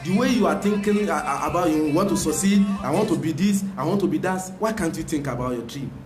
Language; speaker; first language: English; non-native, local second language; Yoruba